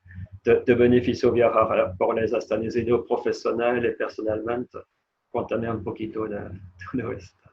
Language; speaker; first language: Spanish; non-native, fluent; French